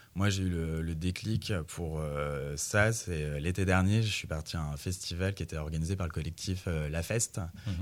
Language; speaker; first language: French; native; French